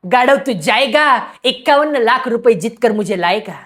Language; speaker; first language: Hindi; non-native, local second language; Marathi